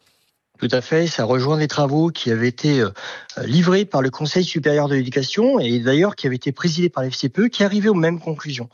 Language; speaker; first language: French; native; French